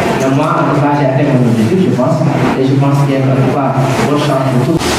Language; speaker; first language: French; non-native, local second language; Wolof